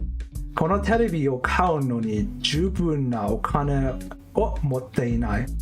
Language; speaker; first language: Japanese; non-native, learner; English